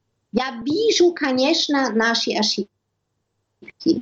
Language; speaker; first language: Russian; non-native, learner; German